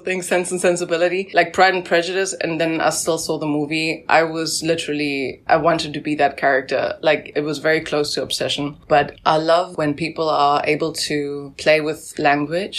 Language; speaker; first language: English; native; English